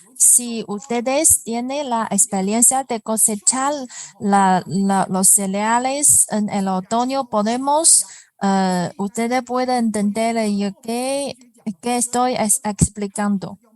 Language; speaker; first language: Spanish; non-native, fluent; Chinese